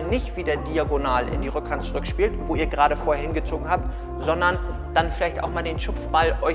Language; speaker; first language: German; native; German